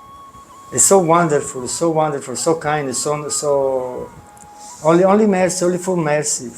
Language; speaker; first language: English; non-native, learner; Italian